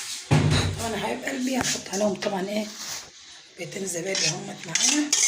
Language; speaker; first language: Arabic; native; Arabic